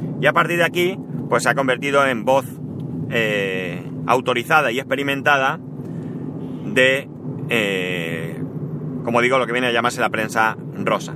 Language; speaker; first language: Spanish; native; Spanish